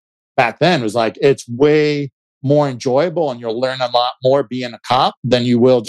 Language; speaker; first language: English; native; English